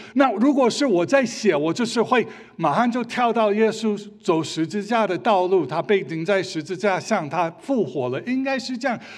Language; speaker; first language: Chinese; early bilingual, other home language; English